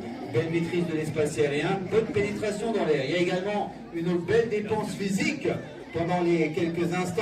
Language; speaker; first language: French; native; French